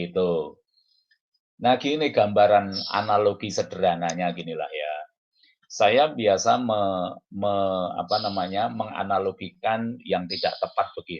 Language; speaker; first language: Indonesian; native; Indonesian